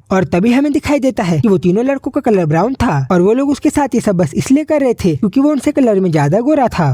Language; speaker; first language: Hindi; native; Hindi